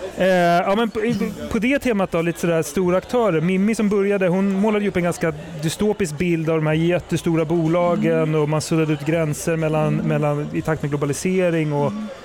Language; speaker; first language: Swedish; native; Swedish